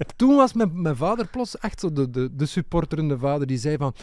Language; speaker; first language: Dutch; native; Dutch